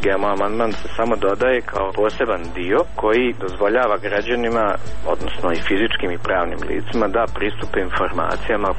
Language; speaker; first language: Croatian; native; Croatian